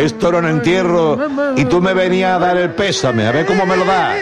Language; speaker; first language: Spanish; native; Spanish